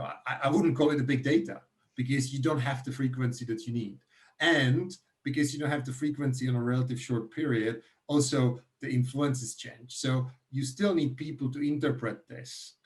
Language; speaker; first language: English; non-native, fluent; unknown